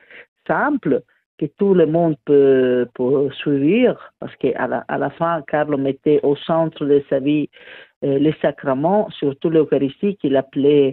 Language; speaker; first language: French; non-native, fluent; Italian